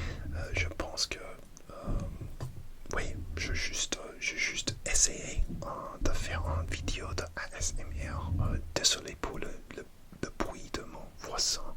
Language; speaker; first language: French; non-native, learner; English